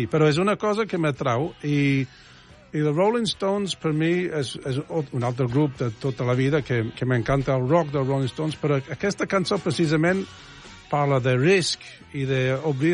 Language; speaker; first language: Catalan; non-native, fluent; English